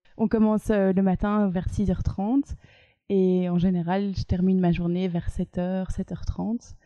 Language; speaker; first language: French; native; French